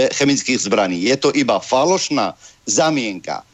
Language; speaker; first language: Slovak; non-native, fluent; Arabic